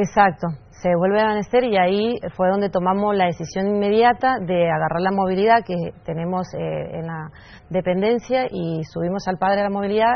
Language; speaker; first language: Spanish; native; Spanish